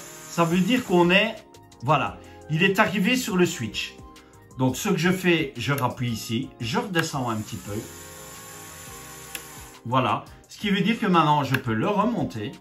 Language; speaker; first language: French; native; French